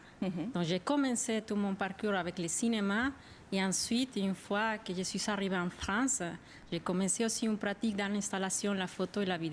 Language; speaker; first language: French; non-native, fluent; Spanish